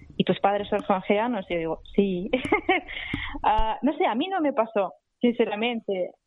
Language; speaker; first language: Spanish; non-native, fluent; Russian